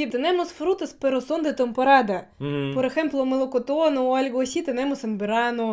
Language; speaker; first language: Spanish; non-native, learner; Russian